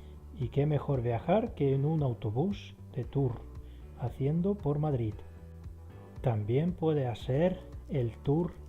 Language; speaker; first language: Spanish; non-native, fluent; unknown